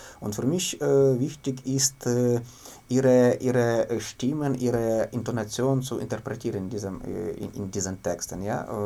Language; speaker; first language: German; non-native, learner; Ukrainian